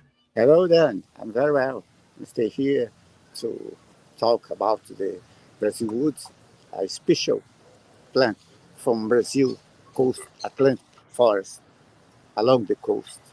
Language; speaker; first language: English; non-native, learner; Portuguese